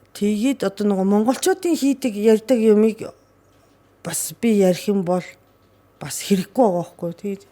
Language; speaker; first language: Mongolian; non-native, fluent; Japanese